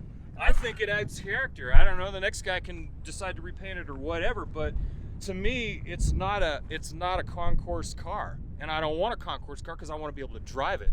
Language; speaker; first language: English; native; English